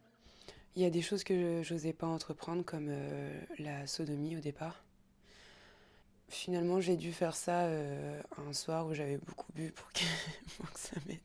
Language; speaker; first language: French; native; French